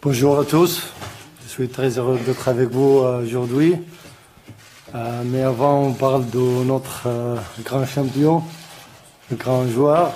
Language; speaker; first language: French; non-native, learner; Arabic